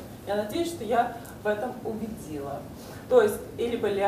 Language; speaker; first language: Russian; native; Russian